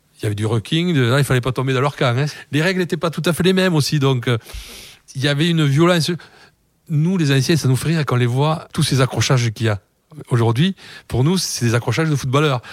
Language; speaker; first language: French; native; French